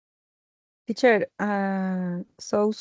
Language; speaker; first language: English; non-native, learner; Spanish